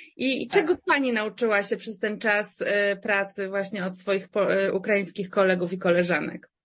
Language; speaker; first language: Polish; native; Polish